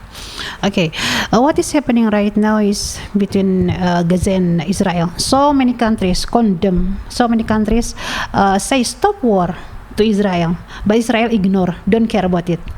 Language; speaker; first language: English; non-native, learner; Indonesian